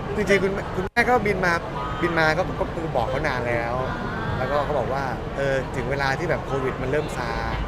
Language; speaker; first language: Thai; native; Thai